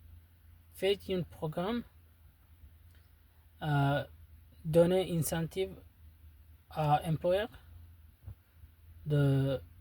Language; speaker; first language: French; non-native, learner; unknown